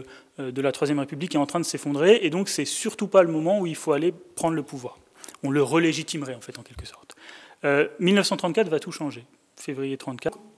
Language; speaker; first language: French; native; French